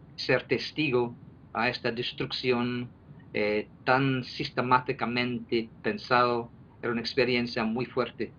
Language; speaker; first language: Spanish; non-native, fluent; English